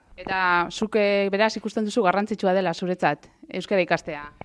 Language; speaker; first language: Basque; native; Basque